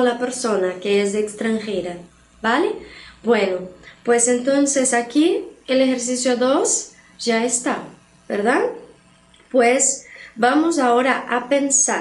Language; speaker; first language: Spanish; non-native, fluent; Portuguese